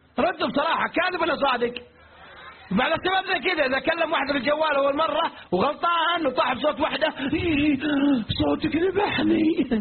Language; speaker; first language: Arabic; native; Arabic